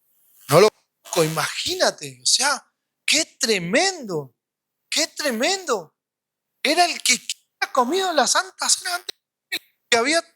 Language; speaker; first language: Spanish; native; Spanish